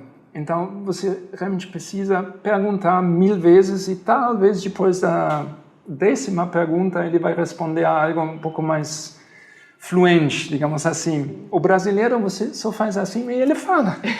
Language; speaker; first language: Portuguese; non-native, fluent; German